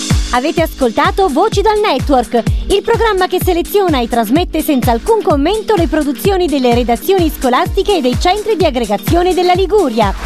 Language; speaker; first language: Italian; native; Italian